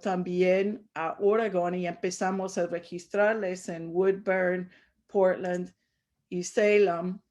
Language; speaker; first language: Spanish; non-native, fluent; English